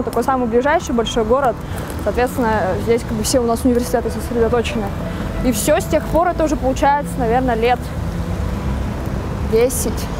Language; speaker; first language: Russian; native; Russian